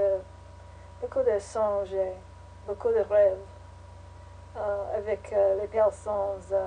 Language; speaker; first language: French; non-native, learner; English